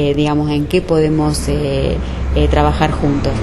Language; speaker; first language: Spanish; native; Spanish